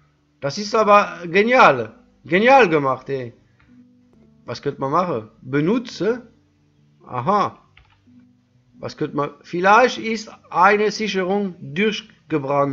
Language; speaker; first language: German; non-native, learner; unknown